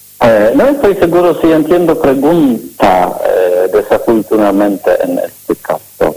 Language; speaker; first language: Spanish; non-native, learner; Polish